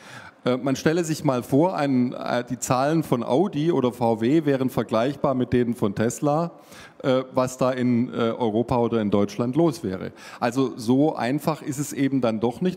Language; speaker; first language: German; native; German